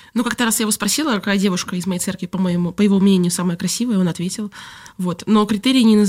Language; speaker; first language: Russian; native; Russian